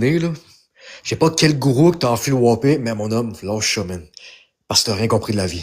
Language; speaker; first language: French; native; French